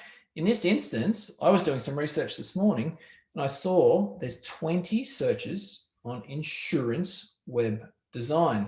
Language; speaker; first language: English; native; English